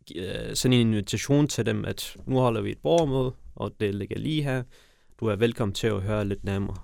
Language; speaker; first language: Danish; early bilingual, other home language; Persian